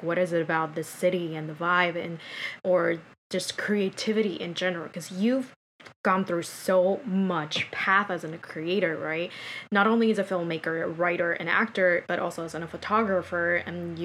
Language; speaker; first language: English; non-native, fluent; Japanese